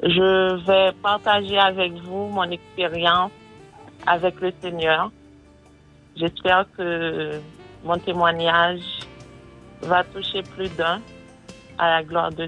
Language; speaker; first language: French; non-native, local second language; Haitian Creole